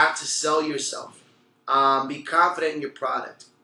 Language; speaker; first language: English; early bilingual, other home language; Spanish